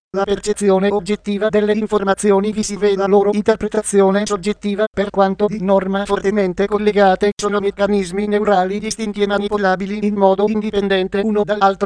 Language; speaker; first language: Italian; native; Italian